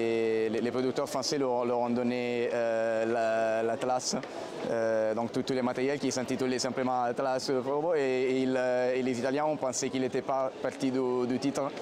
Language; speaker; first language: French; non-native, fluent; Italian